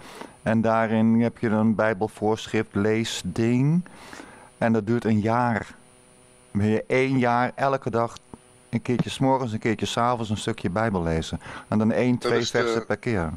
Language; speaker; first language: Dutch; native; Dutch